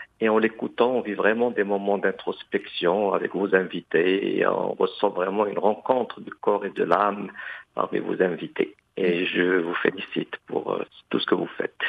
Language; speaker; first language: French; non-native, local second language; Arabic